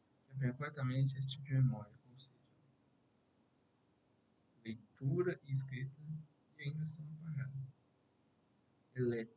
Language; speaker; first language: Portuguese; native; Portuguese